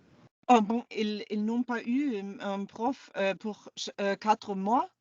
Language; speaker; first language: French; non-native, fluent; German